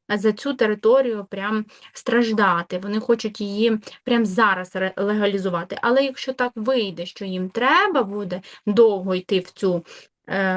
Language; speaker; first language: Ukrainian; native; Ukrainian